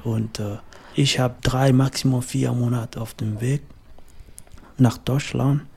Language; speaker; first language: German; non-native, learner; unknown